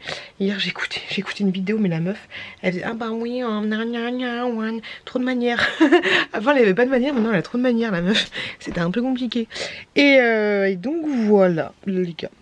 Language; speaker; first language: French; native; French